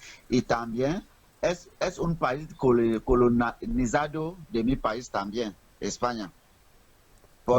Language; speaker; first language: Spanish; non-native, learner; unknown